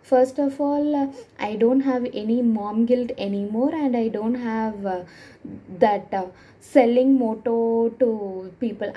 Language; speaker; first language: English; non-native, local second language; Tamil